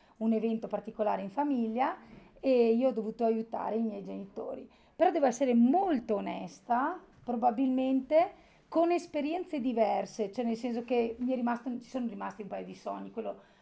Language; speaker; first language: Italian; native; Italian